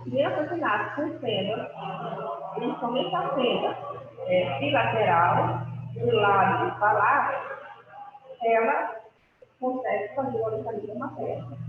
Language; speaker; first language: Portuguese; native; Portuguese